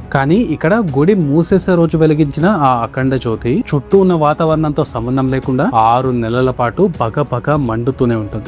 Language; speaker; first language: Telugu; native; Telugu